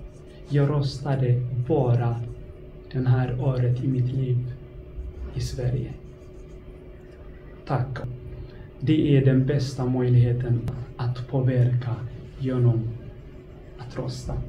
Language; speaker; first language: Swedish; non-native, fluent; Tigrinya